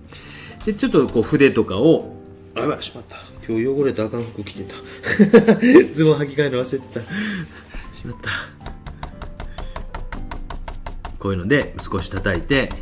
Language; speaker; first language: Japanese; native; Japanese